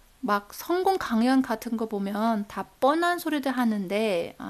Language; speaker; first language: Korean; non-native, fluent; Chinese